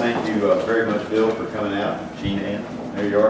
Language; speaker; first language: English; native; English